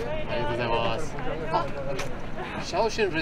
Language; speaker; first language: Japanese; non-native, learner; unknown